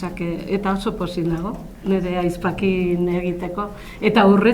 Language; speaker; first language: Basque; non-native, local second language; Spanish